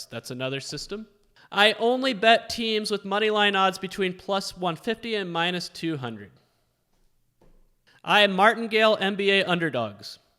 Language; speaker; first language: English; native; English